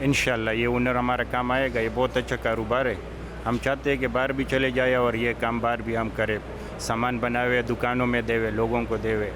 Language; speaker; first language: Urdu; non-native, local second language; Pashto